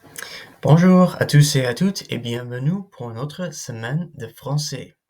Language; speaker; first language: French; non-native, fluent; English